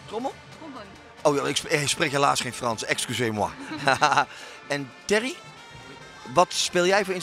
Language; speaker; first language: Dutch; native; Dutch